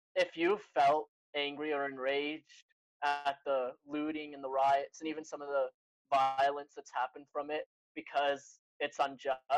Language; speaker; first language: English; native; English